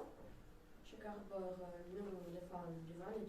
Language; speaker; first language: French; non-native, learner; Russian